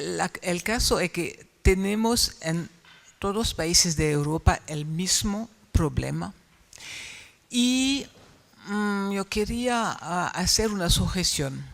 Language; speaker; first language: Spanish; non-native, fluent; French